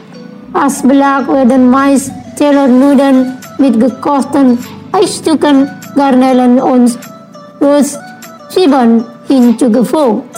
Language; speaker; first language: German; non-native, fluent; Indonesian